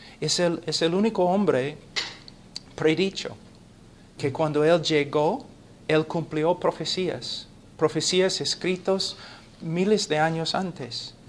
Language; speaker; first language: Spanish; non-native, fluent; English